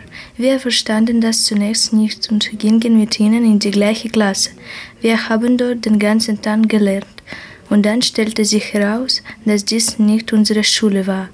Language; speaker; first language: German; non-native, learner; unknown